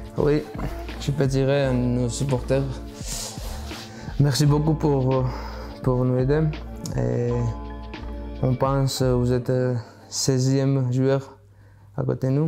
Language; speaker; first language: French; non-native, learner; Georgian